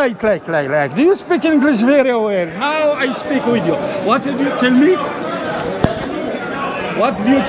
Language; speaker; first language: English; non-native, learner; Arabic